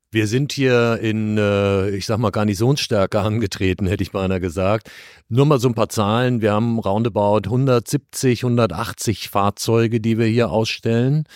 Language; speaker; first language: German; native; German